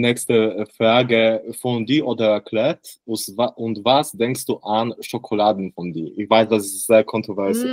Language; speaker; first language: German; non-native, learner; Polish